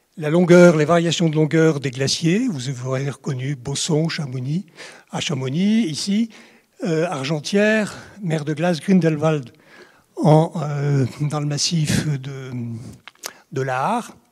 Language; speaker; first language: French; native; French